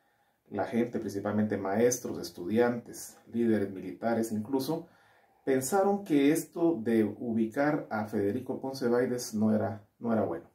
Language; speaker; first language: Spanish; native; Spanish